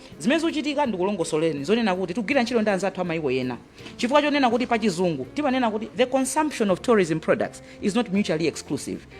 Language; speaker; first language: Nyanja; native; Nyanja